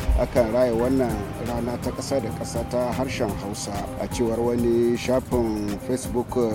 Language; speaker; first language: Hausa; native; Hausa